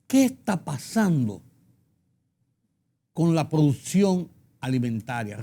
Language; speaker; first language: Spanish; native; Spanish